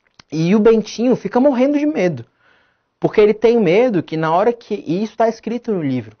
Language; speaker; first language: Portuguese; native; Portuguese